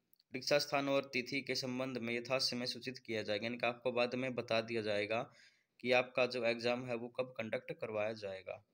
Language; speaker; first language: Hindi; native; Hindi